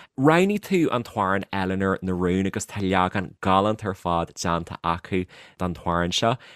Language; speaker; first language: Irish; native; Irish